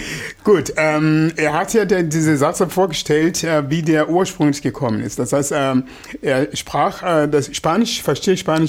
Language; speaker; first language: German; non-native, fluent; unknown